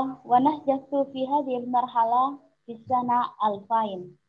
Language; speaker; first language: Arabic; non-native, learner; Indonesian